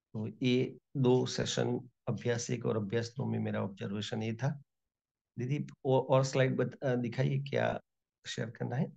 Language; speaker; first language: Hindi; non-native, local second language; Gujarati